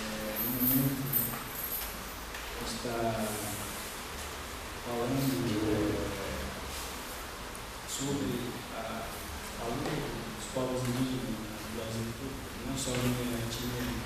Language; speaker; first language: Portuguese; non-native, local second language; Guarani